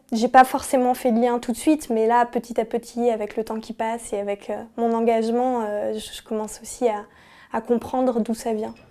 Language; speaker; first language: French; native; French